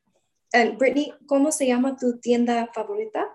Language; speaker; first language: Spanish; non-native, learner; English